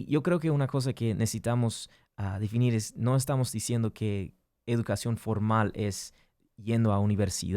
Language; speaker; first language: Spanish; early bilingual, heritage; English